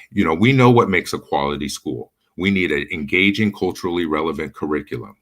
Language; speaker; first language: English; native; English